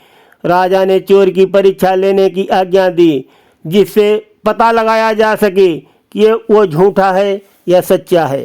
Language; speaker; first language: Hindi; native; Hindi